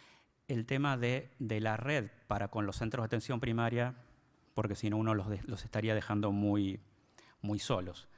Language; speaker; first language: Spanish; native; Spanish